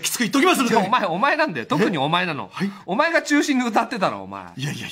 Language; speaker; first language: Japanese; native; Japanese